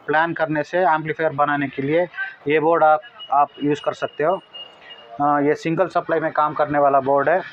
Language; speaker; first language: Hindi; non-native, local second language; Telugu